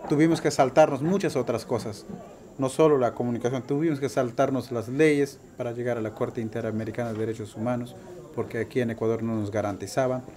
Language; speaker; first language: Portuguese; non-native, fluent; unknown